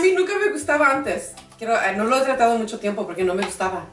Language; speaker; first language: Spanish; early bilingual, heritage; English